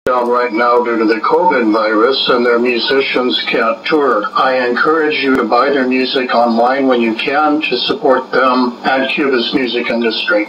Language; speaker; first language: English; native; English